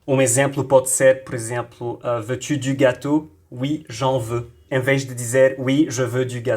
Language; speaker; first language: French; non-native, local second language; Arabic